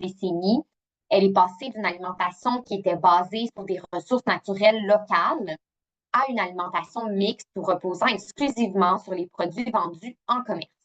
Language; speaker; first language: French; native; French